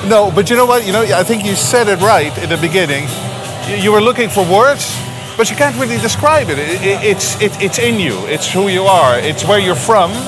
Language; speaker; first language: English; non-native, fluent; Dutch